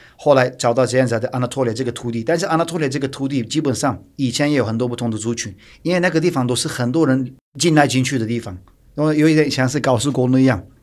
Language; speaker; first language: Chinese; non-native, fluent; Turkish